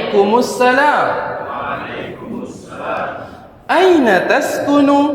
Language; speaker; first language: Arabic; non-native, fluent; Indonesian